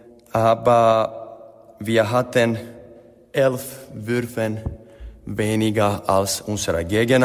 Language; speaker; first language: German; non-native, fluent; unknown